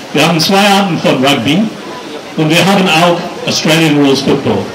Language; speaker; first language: German; non-native, fluent; English